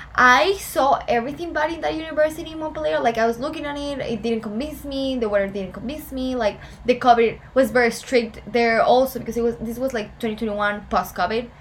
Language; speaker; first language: English; non-native, fluent; Spanish